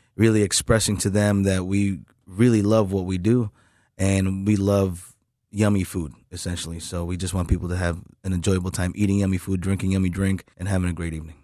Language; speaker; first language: English; native; English